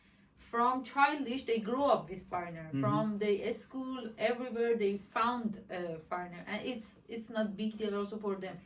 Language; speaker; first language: English; non-native, learner; Persian